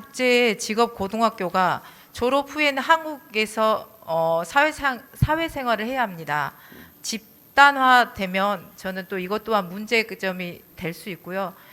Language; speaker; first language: Korean; native; Korean